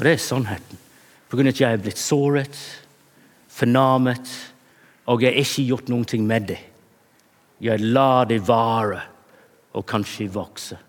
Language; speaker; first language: Norwegian; non-native, fluent; English